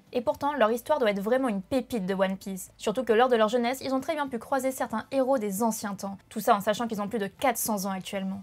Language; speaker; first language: French; native; French